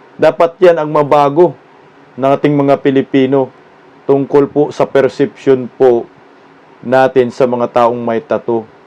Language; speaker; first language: Filipino; non-native, local second language; Cebuano